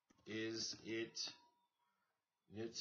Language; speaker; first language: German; non-native, learner; English